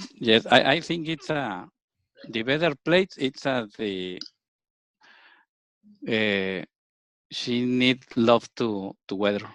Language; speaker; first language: English; non-native, learner; Spanish